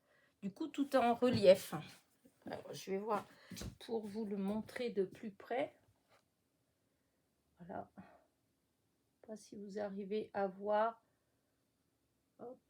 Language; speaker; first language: French; native; French